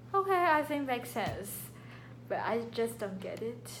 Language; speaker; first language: English; non-native, learner; Chinese